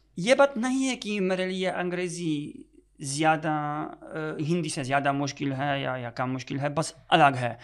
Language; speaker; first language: Hindi; non-native, fluent; Polish